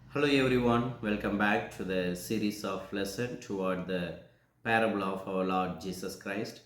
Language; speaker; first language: English; non-native, local second language; Tamil